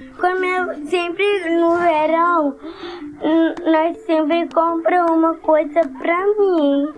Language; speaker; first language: Portuguese; early bilingual, heritage; Portuguese